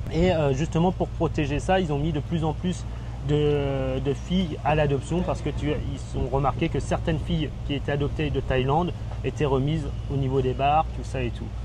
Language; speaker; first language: French; early bilingual, other home language; Thai